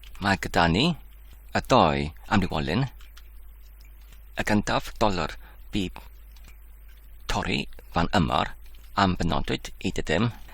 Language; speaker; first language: Welsh; non-native, local second language; English